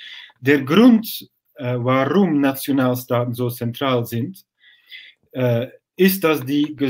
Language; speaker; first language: German; non-native, fluent; Dutch